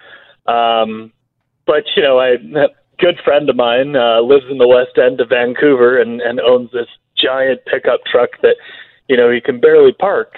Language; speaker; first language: English; native; English